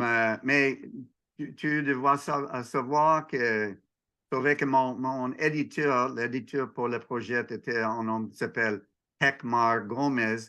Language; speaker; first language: French; non-native, learner; English